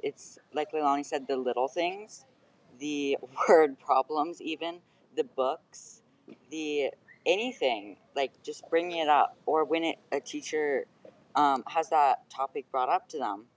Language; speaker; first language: English; native; English